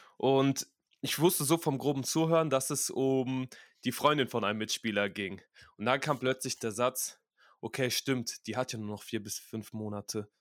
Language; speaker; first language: German; early bilingual, other home language; Russian